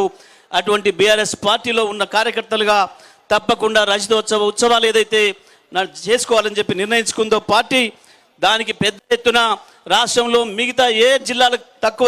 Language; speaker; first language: Telugu; native; Telugu